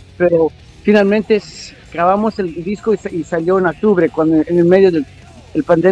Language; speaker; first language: Spanish; early bilingual, heritage; English